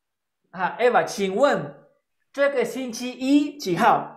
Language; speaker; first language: Chinese; non-native, fluent; Spanish